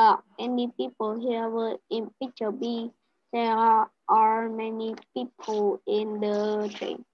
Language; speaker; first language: English; non-native, learner; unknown